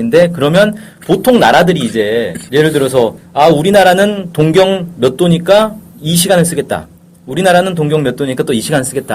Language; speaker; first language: Korean; native; Korean